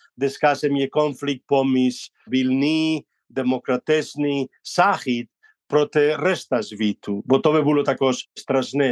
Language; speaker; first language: Ukrainian; non-native, learner; Spanish